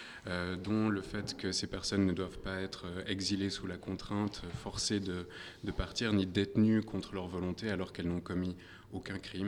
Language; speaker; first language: French; native; French